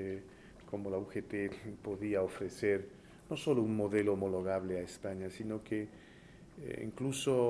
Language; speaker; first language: Spanish; early bilingual, heritage; Spanish